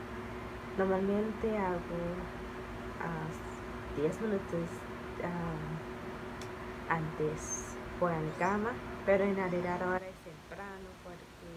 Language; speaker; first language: Spanish; non-native, learner; English